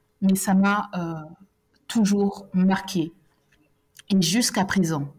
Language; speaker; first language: French; native; French